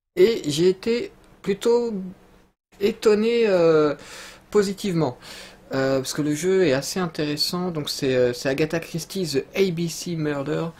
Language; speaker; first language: French; native; French